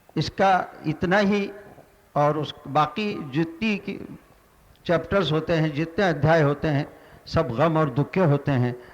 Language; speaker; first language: Hindi; non-native, local second language; Marathi